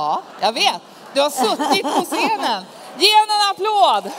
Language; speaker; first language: Swedish; native; Swedish